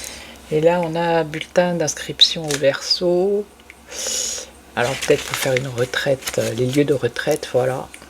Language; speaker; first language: French; native; French